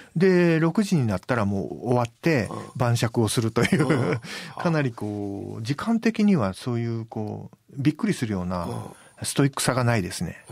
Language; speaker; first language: Japanese; native; Japanese